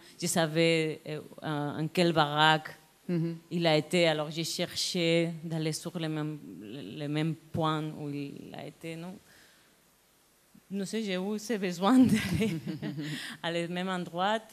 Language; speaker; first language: French; non-native, learner; Spanish